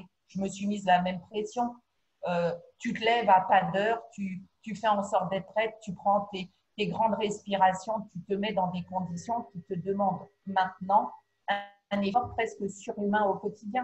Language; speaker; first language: French; native; French